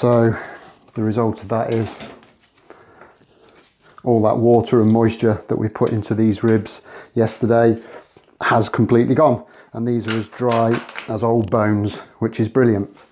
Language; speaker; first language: English; native; English